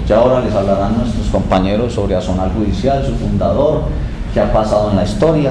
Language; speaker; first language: Spanish; native; Spanish